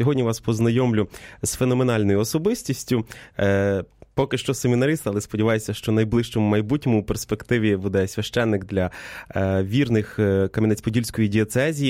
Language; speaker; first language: Ukrainian; native; Ukrainian